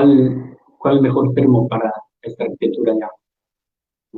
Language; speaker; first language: Spanish; non-native, learner; Portuguese